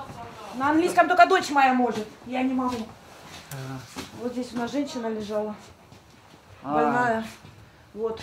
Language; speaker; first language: Russian; native; Russian